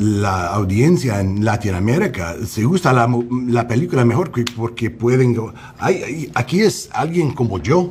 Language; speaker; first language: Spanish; non-native, learner; English